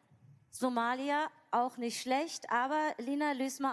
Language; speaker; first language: German; native; German